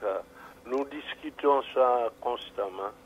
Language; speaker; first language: French; non-native, fluent; English